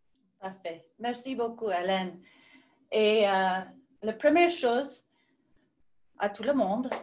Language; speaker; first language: French; non-native, learner; English